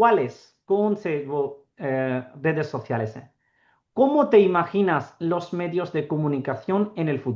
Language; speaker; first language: Spanish; non-native, fluent; Urdu